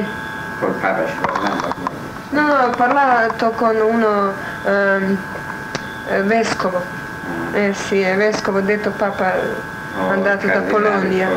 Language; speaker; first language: Italian; non-native, learner; Croatian